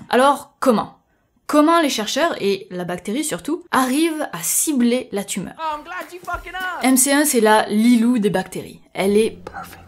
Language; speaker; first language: French; native; French